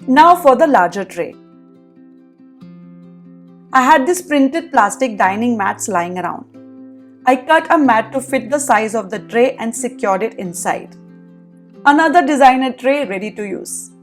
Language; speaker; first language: English; non-native, local second language; Hindi